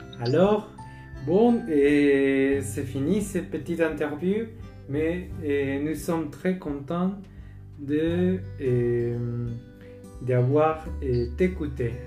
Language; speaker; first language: French; non-native, learner; Spanish